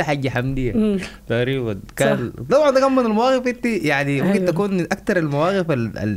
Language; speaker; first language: Arabic; native; Arabic